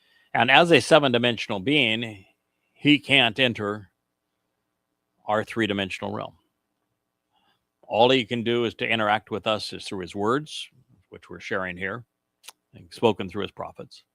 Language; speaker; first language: English; native; English